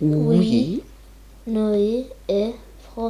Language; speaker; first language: French; non-native, learner; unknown